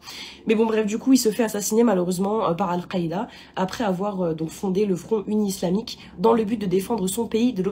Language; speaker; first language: French; native; French